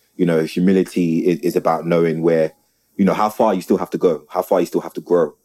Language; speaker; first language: English; native; English